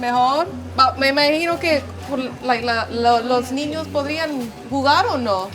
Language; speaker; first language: Spanish; non-native, fluent; English